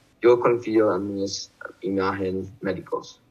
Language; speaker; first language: Spanish; non-native, learner; English